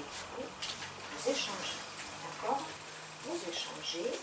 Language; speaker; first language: French; non-native, fluent; Ukrainian